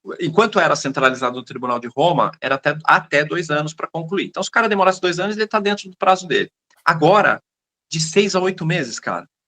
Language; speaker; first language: Portuguese; native; Portuguese